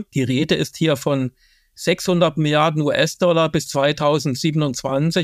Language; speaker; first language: German; native; German